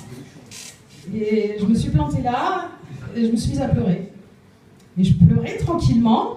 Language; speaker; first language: French; native; French